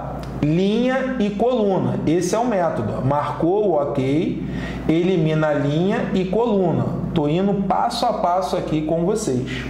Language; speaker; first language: Portuguese; native; Portuguese